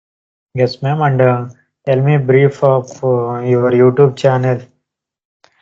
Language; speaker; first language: English; non-native, learner; Telugu